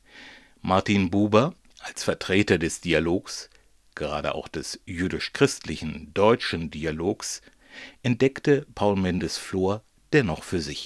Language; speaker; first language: German; native; German